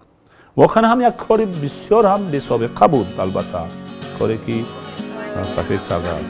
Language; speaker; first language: Persian; native; Persian